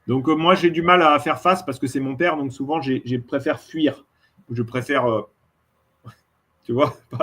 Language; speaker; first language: French; native; French